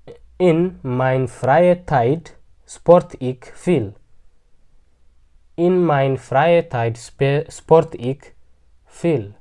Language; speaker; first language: Dutch; non-native, learner; Tigrinya